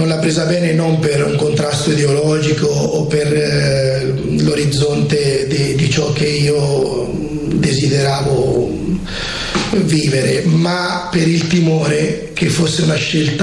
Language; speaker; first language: Italian; native; Italian